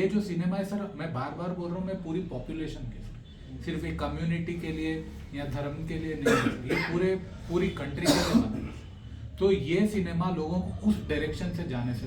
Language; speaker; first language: Hindi; native; Hindi